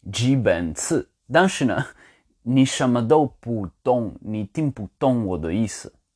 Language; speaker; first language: Chinese; non-native, learner; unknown